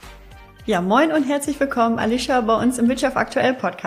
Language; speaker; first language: German; native; German